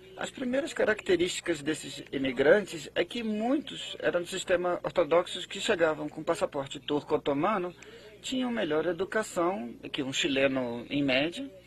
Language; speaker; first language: Portuguese; non-native, fluent; Spanish